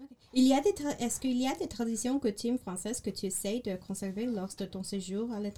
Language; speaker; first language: French; non-native, learner; English